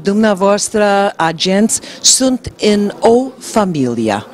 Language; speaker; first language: Romanian; non-native, learner; English